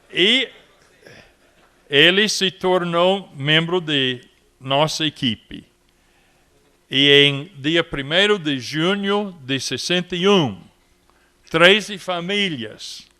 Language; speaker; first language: Portuguese; non-native, fluent; English